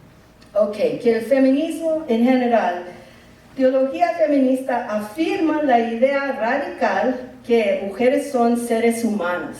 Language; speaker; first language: Spanish; early bilingual, heritage; English